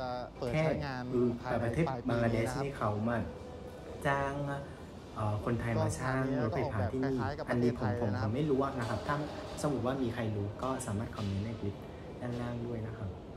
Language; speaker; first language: Thai; non-native, fluent; Vietnamese